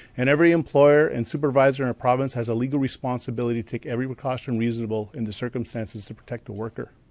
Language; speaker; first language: English; native; English